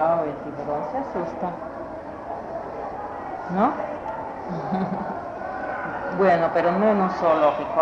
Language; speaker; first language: Spanish; native; Spanish